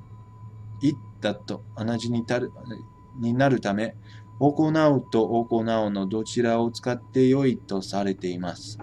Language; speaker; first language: Japanese; non-native, fluent; English